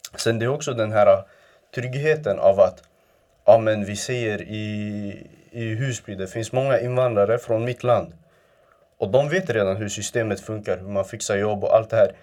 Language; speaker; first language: Swedish; early bilingual, other home language; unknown